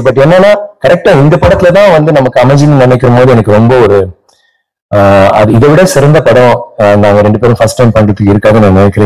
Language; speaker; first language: Tamil; native; Tamil